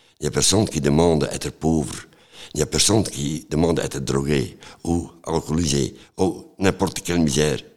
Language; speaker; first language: French; non-native, local second language; Dutch